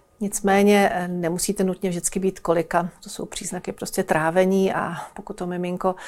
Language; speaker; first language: Czech; native; Czech